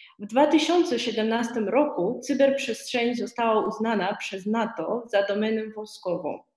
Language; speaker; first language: Polish; non-native, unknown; Romanian